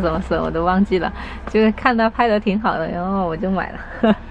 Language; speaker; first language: Chinese; native; Chinese